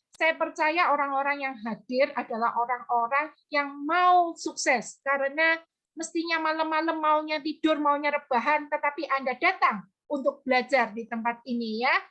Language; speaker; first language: Indonesian; native; Indonesian